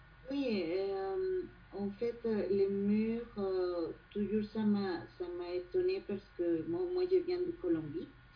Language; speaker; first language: French; non-native, fluent; Spanish